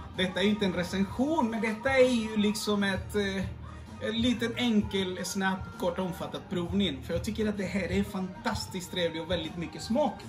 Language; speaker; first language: Swedish; non-native, fluent; Spanish